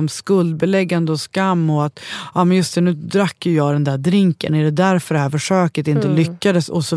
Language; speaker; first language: Swedish; native; Swedish